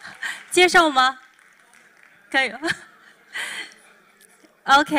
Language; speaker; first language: Chinese; native; Chinese